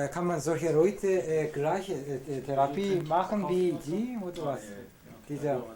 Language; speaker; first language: German; non-native, learner; Korean